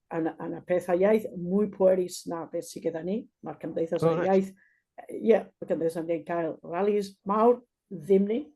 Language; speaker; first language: Welsh; non-native, fluent; Basque